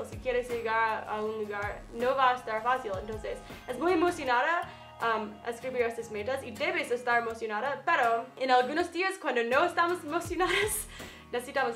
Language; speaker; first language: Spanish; non-native, fluent; English